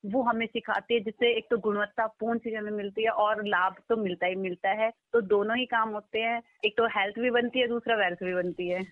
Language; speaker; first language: Hindi; native; Hindi